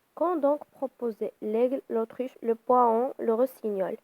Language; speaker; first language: French; non-native, local second language; Arabic